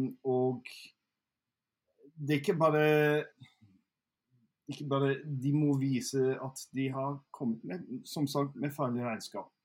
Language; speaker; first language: Norwegian; non-native, fluent; English